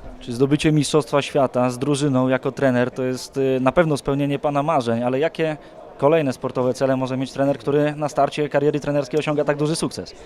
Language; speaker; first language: Polish; native; Polish